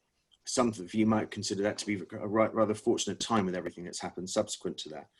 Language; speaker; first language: English; native; English